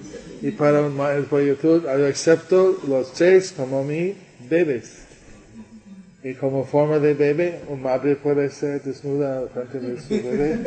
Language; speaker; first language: Spanish; non-native, learner; English